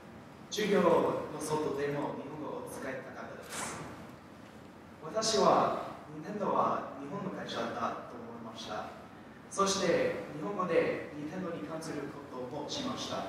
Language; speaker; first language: Japanese; non-native, learner; English